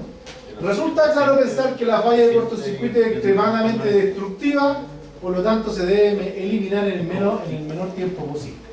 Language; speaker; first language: Spanish; native; Spanish